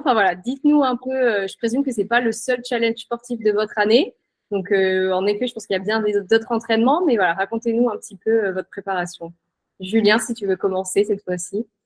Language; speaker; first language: French; native; French